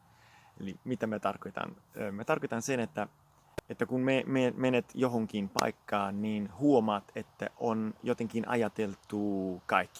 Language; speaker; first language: Finnish; non-native, fluent; Italian